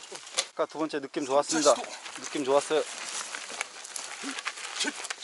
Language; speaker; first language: Korean; native; Korean